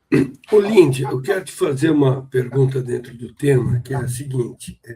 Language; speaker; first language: Portuguese; native; Portuguese